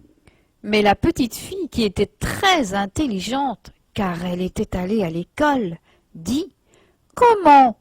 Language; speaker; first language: French; native; French